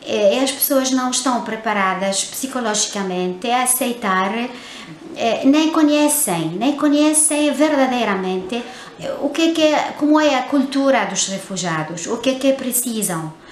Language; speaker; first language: Portuguese; non-native, fluent; Arabic